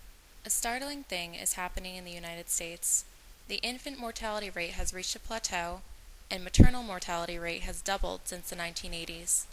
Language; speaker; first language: English; native; English